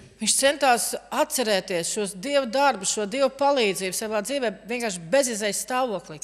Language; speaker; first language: Latvian; native; Latvian